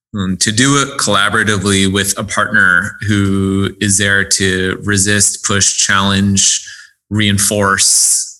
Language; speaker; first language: English; native; English